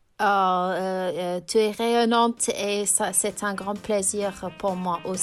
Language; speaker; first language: French; non-native, fluent; English